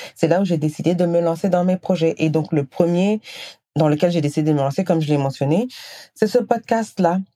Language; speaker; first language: French; non-native, local second language; Wolof